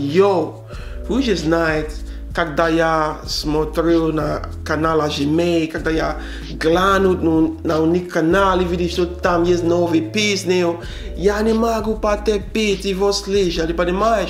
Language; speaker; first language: Russian; non-native, learner; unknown